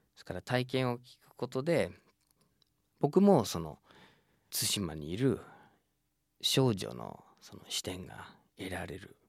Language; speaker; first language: Japanese; non-native, fluent; English